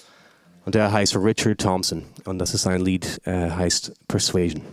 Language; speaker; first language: German; non-native, fluent; English